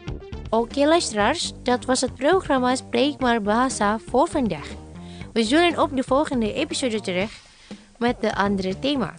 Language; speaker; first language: Dutch; non-native, fluent; Indonesian